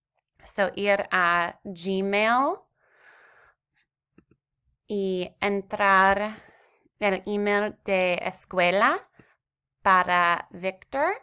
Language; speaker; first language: Spanish; non-native, learner; English